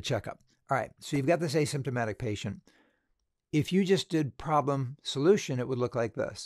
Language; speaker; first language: English; native; English